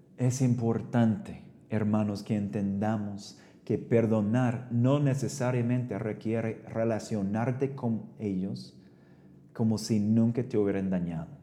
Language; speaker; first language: Spanish; non-native, fluent; English